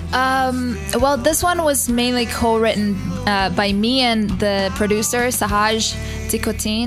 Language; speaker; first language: English; non-native, fluent; Hebrew